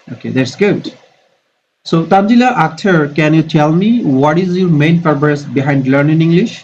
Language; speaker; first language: English; non-native, fluent; Bangla